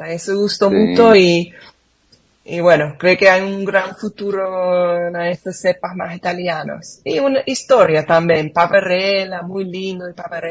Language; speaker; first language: Portuguese; non-native, fluent; English